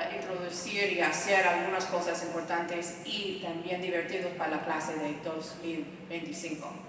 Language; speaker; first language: Spanish; non-native, fluent; English